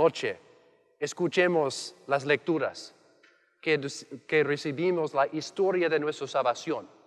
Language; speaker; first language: Spanish; non-native, learner; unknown